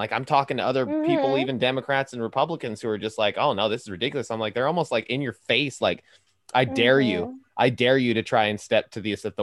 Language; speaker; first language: English; native; English